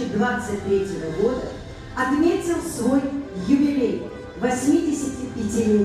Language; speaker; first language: Russian; native; Russian